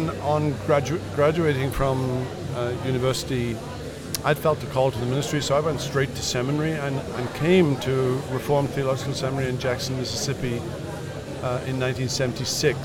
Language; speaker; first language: English; native; English